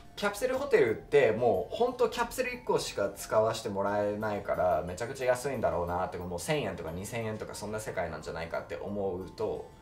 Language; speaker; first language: Japanese; non-native, fluent; English